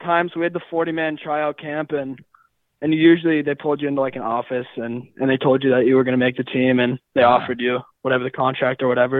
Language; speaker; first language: English; native; English